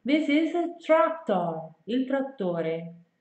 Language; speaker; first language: English; non-native, fluent; Italian